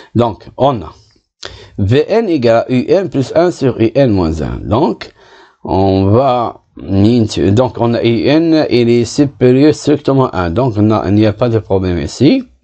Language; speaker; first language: French; non-native, local second language; Arabic